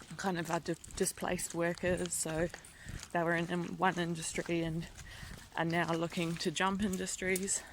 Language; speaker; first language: English; native; English